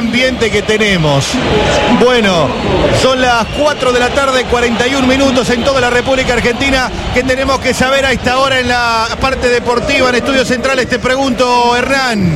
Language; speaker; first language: Spanish; native; Spanish